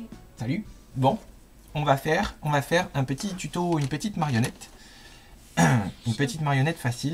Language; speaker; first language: French; native; French